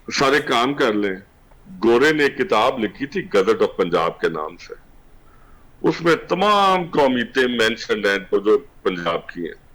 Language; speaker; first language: Urdu; non-native, local second language; Punjabi